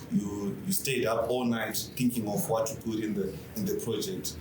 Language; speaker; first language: English; non-native, local second language; Shona